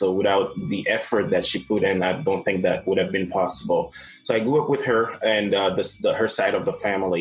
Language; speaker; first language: English; non-native, fluent; Haitian Creole